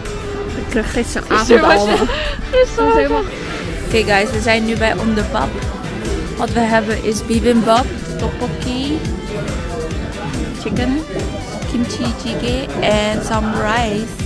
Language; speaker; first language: Dutch; early bilingual, other home language; Chinese